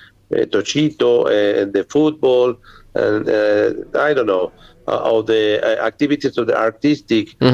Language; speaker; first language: English; non-native, learner; Spanish